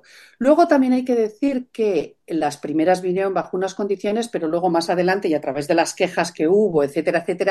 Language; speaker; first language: Spanish; native; Spanish